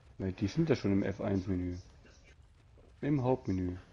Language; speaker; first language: German; native; German